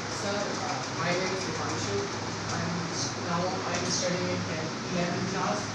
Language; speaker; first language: English; non-native, learner; Hindi